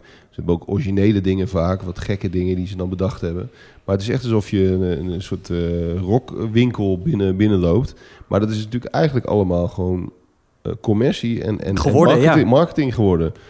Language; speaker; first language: Dutch; native; Dutch